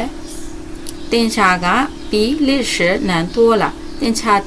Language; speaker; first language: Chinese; non-native, fluent; Burmese